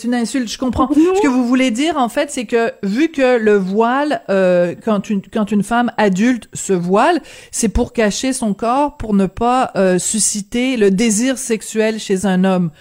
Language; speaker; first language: French; native; French